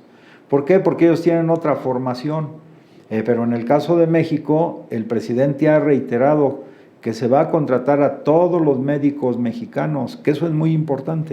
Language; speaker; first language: Spanish; native; Spanish